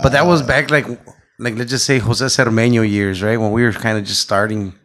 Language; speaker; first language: English; early bilingual, other home language; Spanish